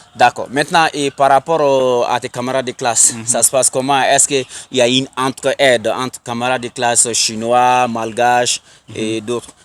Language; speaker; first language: French; non-native, local second language; Bambara